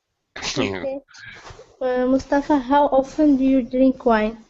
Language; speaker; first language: English; non-native, learner; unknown